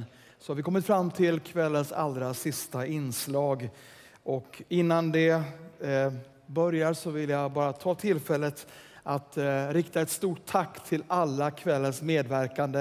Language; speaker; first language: Swedish; native; Swedish